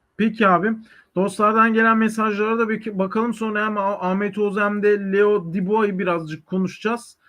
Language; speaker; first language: Turkish; native; Turkish